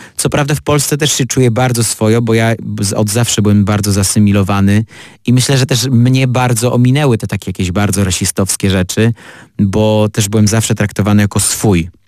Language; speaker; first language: Polish; early bilingual, other home language; Armenian